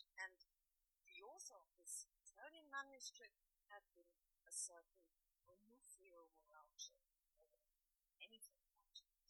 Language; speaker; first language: English; non-native, fluent; German